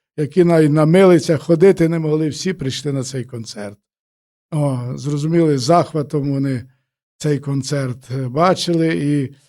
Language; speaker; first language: Ukrainian; native; Ukrainian